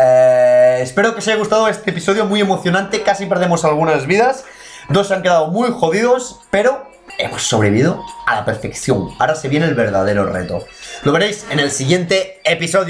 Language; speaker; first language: Spanish; native; Spanish